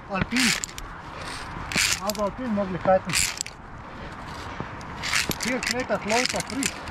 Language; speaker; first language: German; non-native, learner; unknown